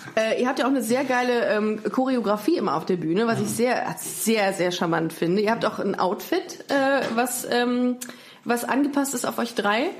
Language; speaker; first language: German; native; German